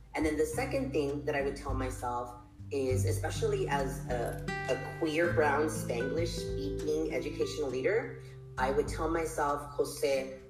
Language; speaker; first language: English; early bilingual, other home language; Spanish